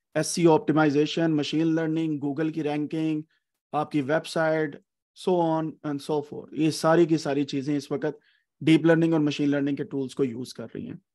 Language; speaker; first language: Urdu; native; Urdu